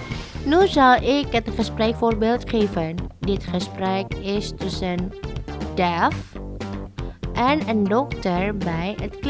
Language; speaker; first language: Dutch; non-native, fluent; Indonesian